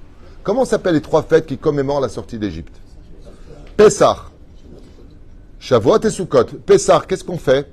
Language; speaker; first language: French; native; French